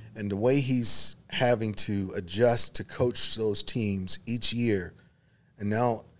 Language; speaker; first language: English; native; English